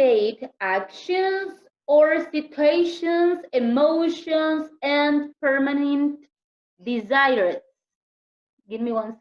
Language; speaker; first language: English; non-native, learner; Spanish